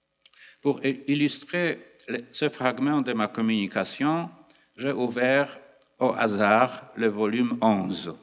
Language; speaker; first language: French; non-native, fluent; Polish